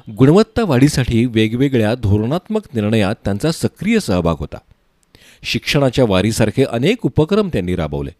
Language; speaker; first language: Marathi; native; Marathi